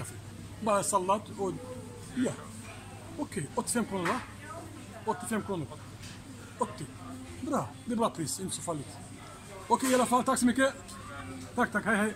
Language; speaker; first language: Swedish; non-native, learner; Kurdish